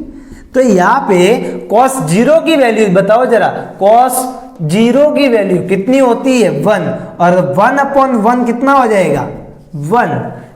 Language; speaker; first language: Hindi; native; Hindi